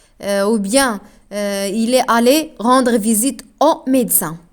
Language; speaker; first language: French; non-native, local second language; Arabic